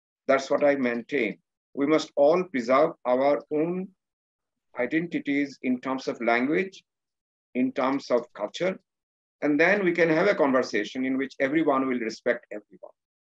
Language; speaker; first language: English; non-native, local second language; Sylheti